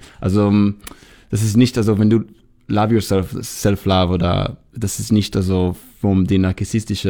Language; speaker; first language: German; non-native, learner; English